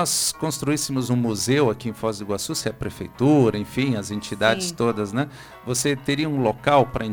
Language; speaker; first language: Portuguese; native; Portuguese